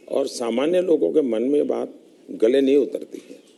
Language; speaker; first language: Hindi; non-native, local second language; Gujarati